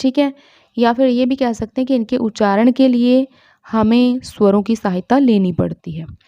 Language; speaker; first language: Hindi; non-native, local second language; Punjabi